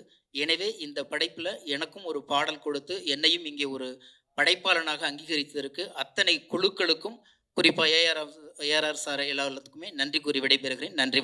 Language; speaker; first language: Tamil; native; Tamil